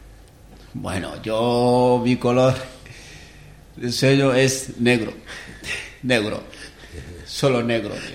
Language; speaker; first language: Spanish; non-native, learner; Wolof